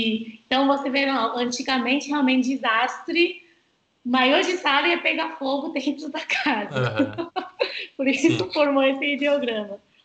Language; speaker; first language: Portuguese; non-native, fluent; Chinese